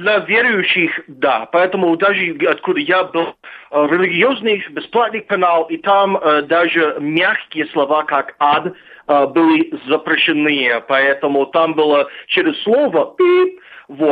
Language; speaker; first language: Russian; non-native, fluent; English